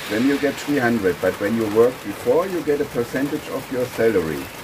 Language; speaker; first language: English; non-native, fluent; German